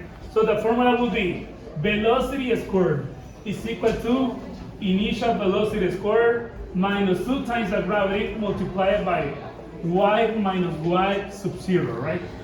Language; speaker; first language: English; non-native, fluent; Spanish